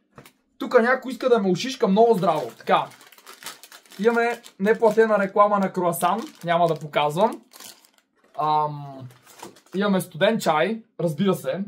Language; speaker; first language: Bulgarian; native; Bulgarian